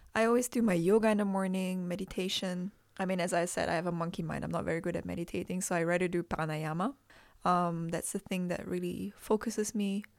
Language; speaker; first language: English; non-native, fluent; Indonesian